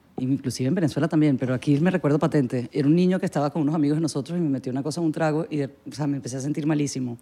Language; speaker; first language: Spanish; native; Spanish